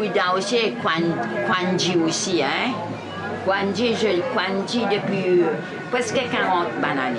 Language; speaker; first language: French; non-native, local second language; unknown